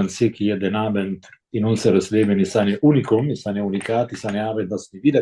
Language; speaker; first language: German; non-native, fluent; Italian